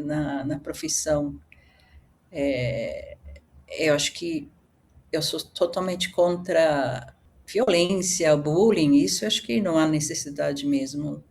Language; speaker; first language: Portuguese; early bilingual, other home language; Japanese